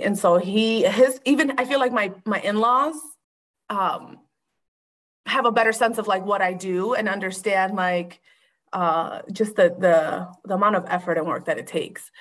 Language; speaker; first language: English; early bilingual, other home language; Spanish